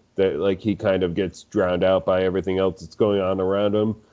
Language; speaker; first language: English; native; English